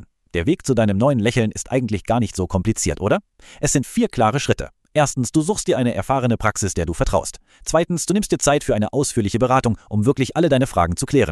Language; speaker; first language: German; native; German